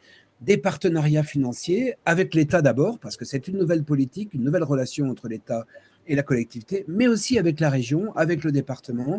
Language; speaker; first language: French; native; French